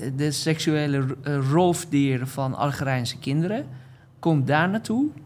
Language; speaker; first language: Dutch; non-native, fluent; Persian